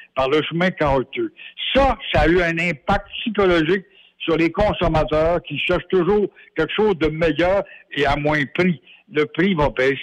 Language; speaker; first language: French; native; French